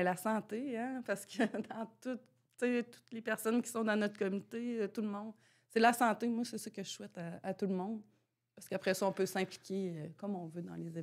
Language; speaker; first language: French; native; French